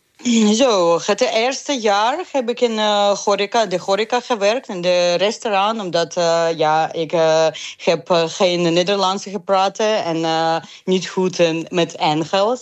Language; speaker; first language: Dutch; non-native, learner; Ukrainian